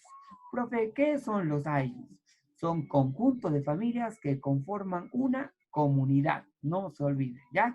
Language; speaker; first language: Spanish; native; Spanish